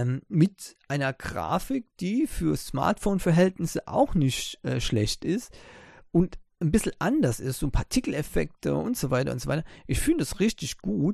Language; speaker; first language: German; native; German